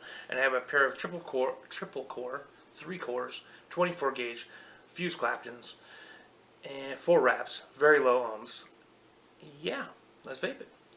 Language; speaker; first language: English; native; English